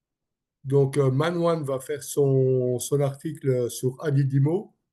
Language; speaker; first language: French; non-native, local second language; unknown